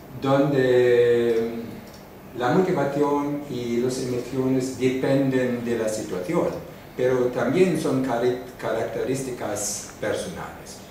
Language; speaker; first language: Spanish; non-native, fluent; German